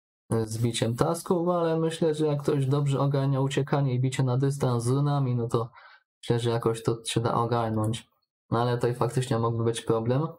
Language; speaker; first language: Polish; native; Polish